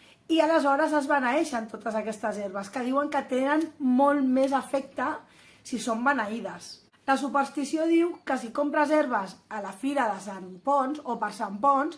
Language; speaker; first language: Catalan; native; Catalan